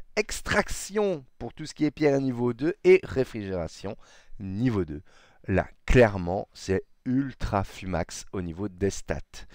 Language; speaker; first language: French; native; French